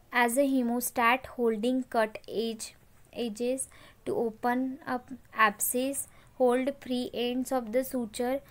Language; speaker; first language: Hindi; non-native, local second language; Marathi